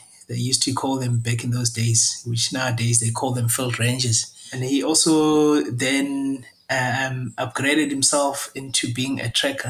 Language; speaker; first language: English; non-native, local second language; Zulu